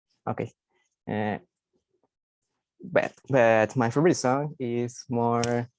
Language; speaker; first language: English; non-native, learner; Spanish